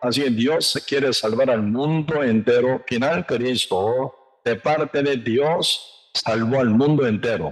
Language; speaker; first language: Spanish; non-native, learner; Korean